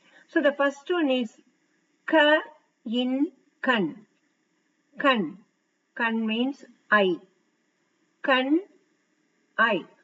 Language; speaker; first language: English; non-native, local second language; Tamil